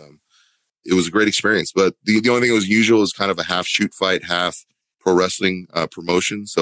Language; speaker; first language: English; native; English